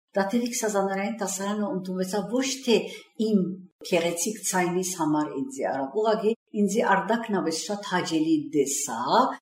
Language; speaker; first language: Armenian; early bilingual, heritage; Armenian